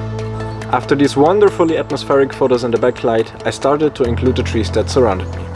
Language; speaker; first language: English; non-native, fluent; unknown